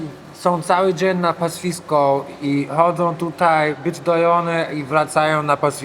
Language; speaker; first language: Polish; non-native, learner; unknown